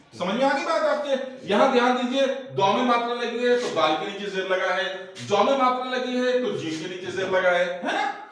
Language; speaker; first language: Hindi; native; Hindi